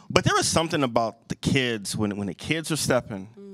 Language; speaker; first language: English; native; English